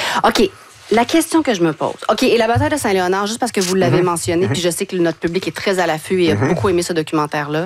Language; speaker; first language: French; native; French